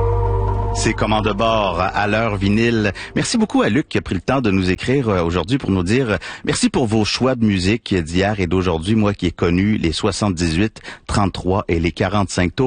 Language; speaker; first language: French; native; French